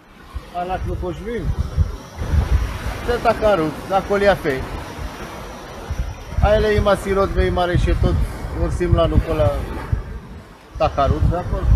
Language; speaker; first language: Hebrew; non-native, learner; Russian